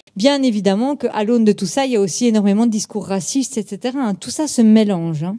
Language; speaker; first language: French; native; French